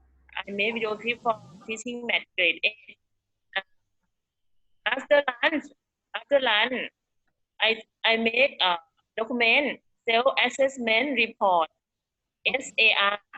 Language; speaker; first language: English; non-native, learner; Thai